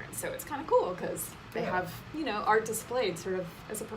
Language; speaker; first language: English; native; English